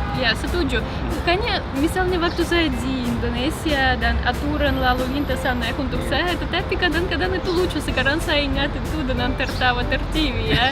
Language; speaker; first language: Indonesian; non-native, learner; Russian